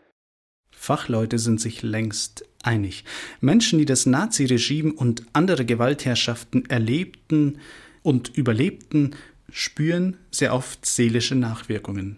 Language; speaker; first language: German; native; German